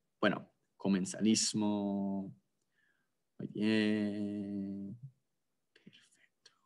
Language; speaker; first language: Spanish; non-native, fluent; English